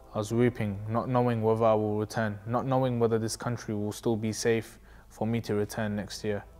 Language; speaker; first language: English; native; English